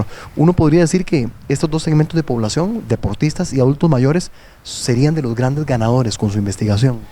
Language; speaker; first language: Spanish; native; Spanish